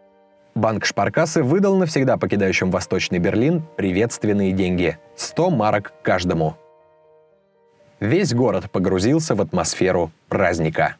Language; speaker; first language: Russian; native; Russian